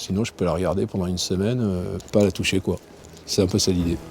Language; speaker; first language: French; native; French